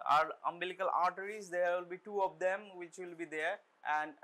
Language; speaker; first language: English; non-native, local second language; Bangla